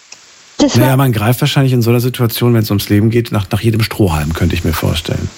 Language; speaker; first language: German; native; German